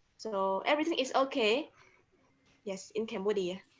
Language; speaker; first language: English; non-native, learner; Khmer